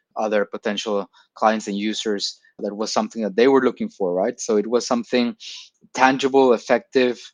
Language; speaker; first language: English; non-native, fluent; Spanish